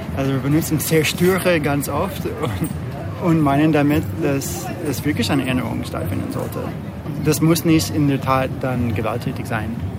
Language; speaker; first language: German; non-native, fluent; English